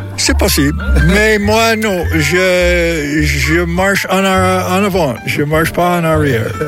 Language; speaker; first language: French; non-native, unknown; English